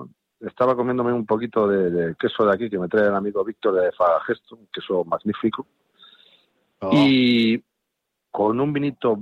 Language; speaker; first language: Spanish; native; Spanish